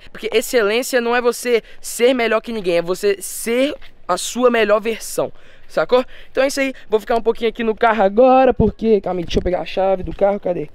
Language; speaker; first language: Portuguese; early bilingual, heritage; Portuguese